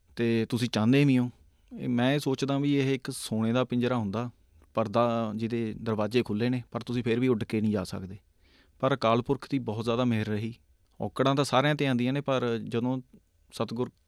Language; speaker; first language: Punjabi; native; Punjabi